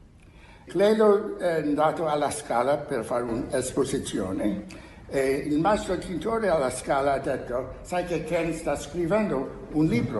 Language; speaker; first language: Italian; non-native, learner; English